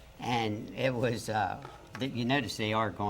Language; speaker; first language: English; native; English